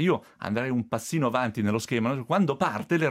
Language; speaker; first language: Italian; native; Italian